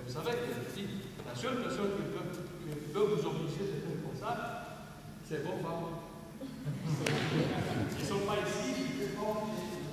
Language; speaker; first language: French; non-native, fluent; Romanian